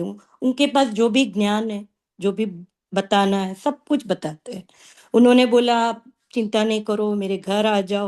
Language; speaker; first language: Hindi; non-native, local second language; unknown